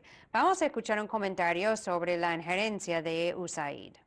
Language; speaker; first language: Spanish; native; Spanish